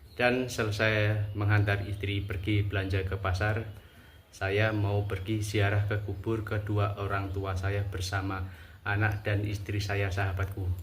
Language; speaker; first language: Indonesian; native; Indonesian